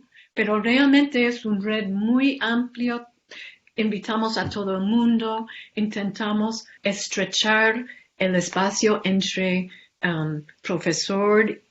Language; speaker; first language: Spanish; non-native, fluent; English